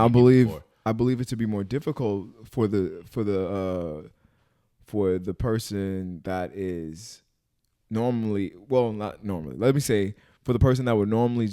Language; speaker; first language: English; native; English